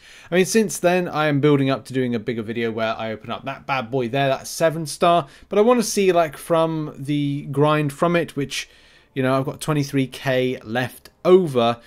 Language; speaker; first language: English; native; English